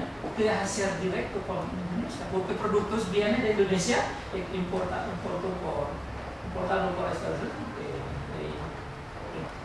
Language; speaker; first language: Spanish; non-native, learner; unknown